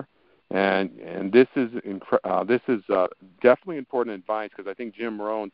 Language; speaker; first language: English; native; English